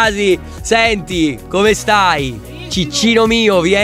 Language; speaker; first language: Italian; native; Italian